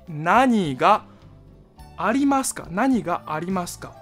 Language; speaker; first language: Japanese; non-native, fluent; Chinese